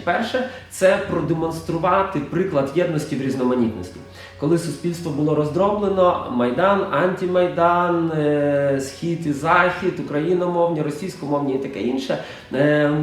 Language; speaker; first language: Ukrainian; native; Ukrainian